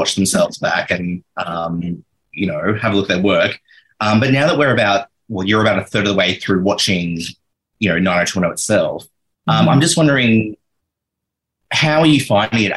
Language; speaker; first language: English; native; English